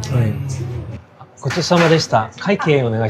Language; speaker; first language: Japanese; non-native, fluent; Korean